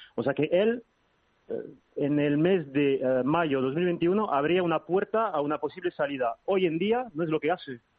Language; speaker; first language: Spanish; early bilingual, heritage; French